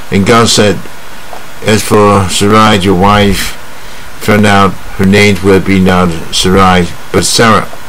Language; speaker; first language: English; non-native, fluent; Chinese